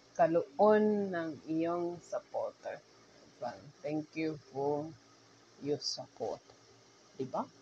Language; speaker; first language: English; non-native, local second language; Nyankole